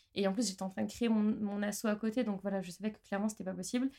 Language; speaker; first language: French; native; French